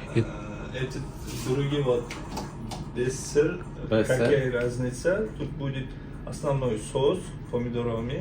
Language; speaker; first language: Russian; non-native, learner; Uzbek